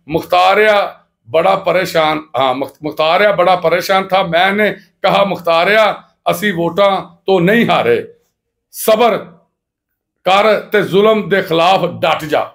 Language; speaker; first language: Urdu; non-native, local second language; Punjabi